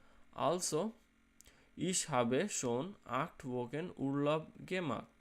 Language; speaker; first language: German; non-native, fluent; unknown